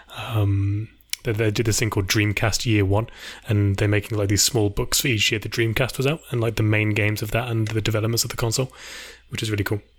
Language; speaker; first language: English; native; English